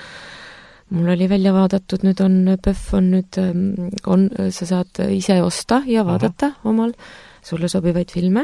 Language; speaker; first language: Estonian; native; Estonian